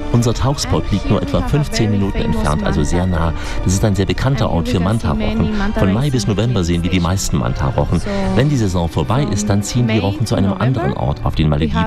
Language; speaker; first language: German; native; German